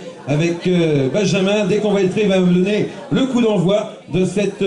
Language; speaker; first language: French; native; French